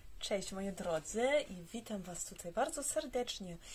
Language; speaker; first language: Polish; early bilingual, heritage; Polish